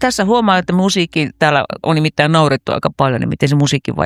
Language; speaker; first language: Finnish; native; Finnish